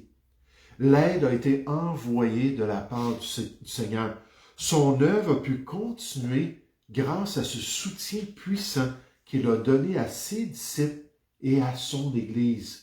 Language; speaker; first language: French; native; French